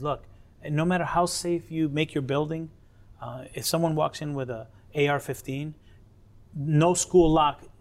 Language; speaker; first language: English; native; English